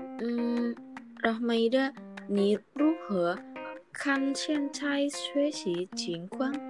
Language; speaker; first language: Chinese; non-native, learner; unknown